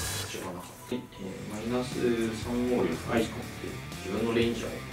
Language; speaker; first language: Japanese; native; Japanese